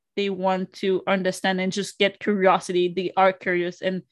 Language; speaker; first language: English; non-native, fluent; Spanish